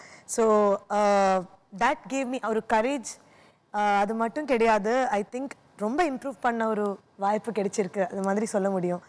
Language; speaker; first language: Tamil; non-native, fluent; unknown